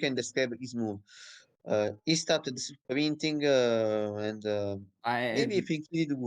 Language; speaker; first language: English; non-native, learner; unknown